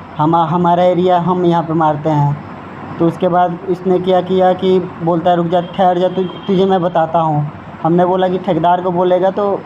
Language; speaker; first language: Hindi; native; Hindi